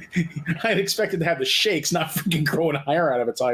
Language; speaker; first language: English; native; English